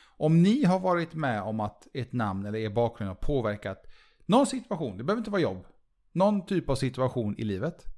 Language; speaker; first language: Swedish; early bilingual, other home language; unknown